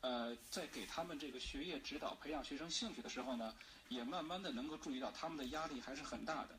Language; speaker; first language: Chinese; native; Chinese